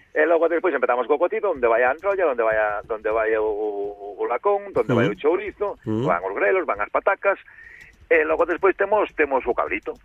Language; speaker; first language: Galician; native; Galician